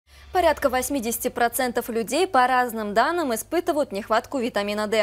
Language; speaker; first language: Russian; native; Russian